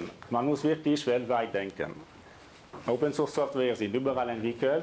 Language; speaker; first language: German; non-native, local second language; French